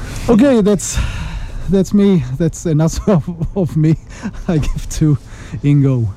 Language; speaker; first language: English; non-native, learner; German